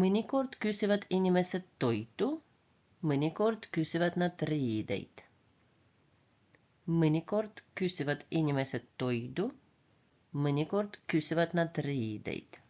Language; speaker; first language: Estonian; non-native, local second language; Russian